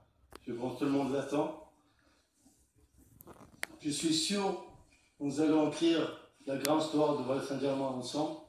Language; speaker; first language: French; non-native, learner; Arabic